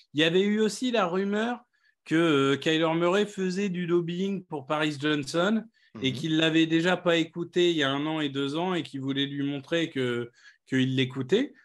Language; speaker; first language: French; native; French